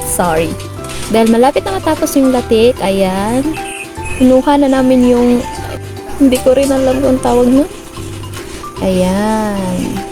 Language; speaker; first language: Filipino; non-native, local second language; Cebuano